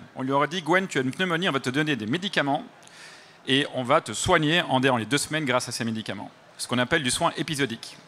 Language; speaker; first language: French; native; French